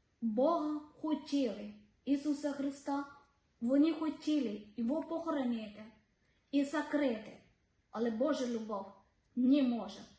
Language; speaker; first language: Ukrainian; non-native, learner; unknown